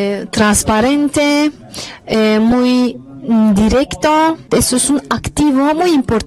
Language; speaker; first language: Spanish; non-native, fluent; Turkish